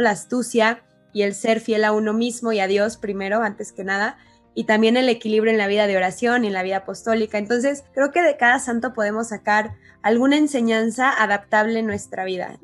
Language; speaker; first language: Spanish; native; Spanish